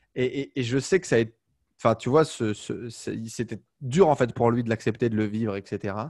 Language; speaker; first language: French; native; French